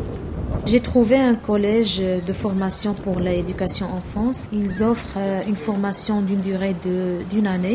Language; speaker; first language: French; non-native, local second language; Arabic